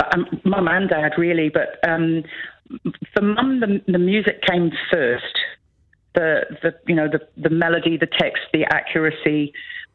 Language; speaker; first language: English; native; English